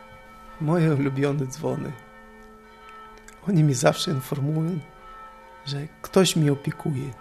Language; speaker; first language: Polish; non-native, learner; Russian